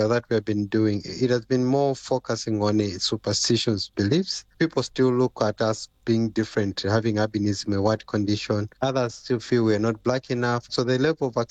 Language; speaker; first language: English; non-native, local second language; Nyanja